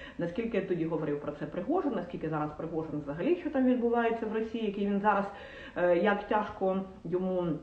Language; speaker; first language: Ukrainian; non-native, local second language; Russian